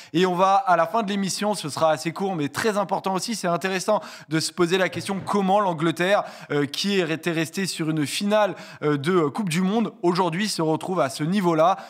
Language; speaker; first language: French; native; French